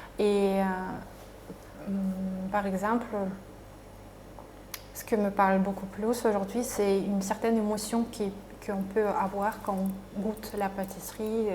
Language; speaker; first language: French; non-native, fluent; Russian